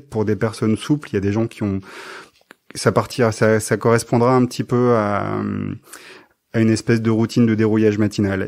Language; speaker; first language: French; native; French